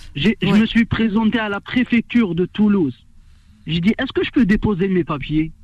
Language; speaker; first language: French; non-native, local second language; Arabic